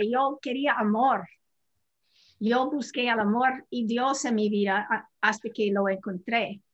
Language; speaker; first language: Spanish; non-native, fluent; English